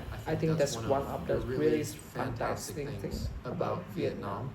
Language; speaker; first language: English; non-native, learner; Vietnamese